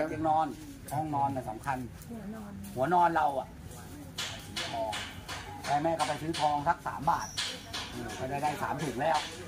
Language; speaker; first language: Thai; native; Thai